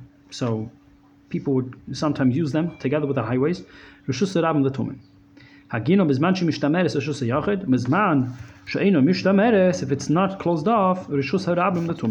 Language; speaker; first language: English; native; English